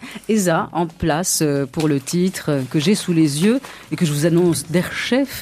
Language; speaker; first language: French; native; French